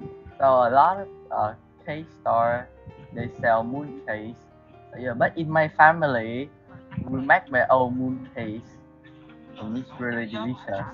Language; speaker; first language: English; non-native, learner; Vietnamese